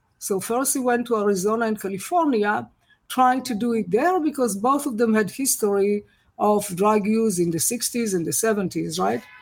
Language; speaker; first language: English; non-native, fluent; Hebrew